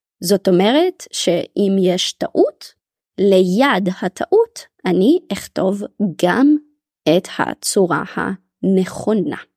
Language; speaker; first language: Hebrew; native; Hebrew